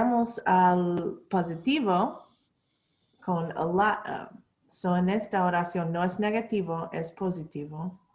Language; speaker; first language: Spanish; non-native, fluent; English